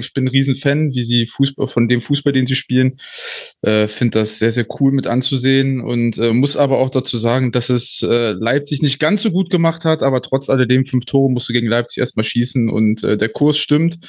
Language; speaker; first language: German; native; German